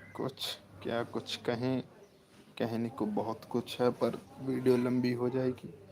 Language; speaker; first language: Hindi; non-native, local second language; Punjabi